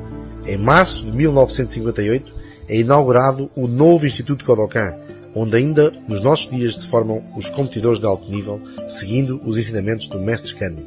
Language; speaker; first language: Portuguese; native; Portuguese